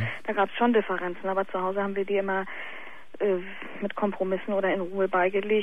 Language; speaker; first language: German; native; German